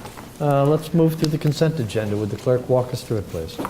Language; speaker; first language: English; native; English